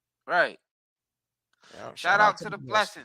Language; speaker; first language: English; native; English